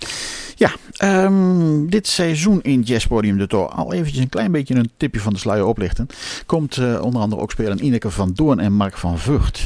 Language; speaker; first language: Dutch; native; Dutch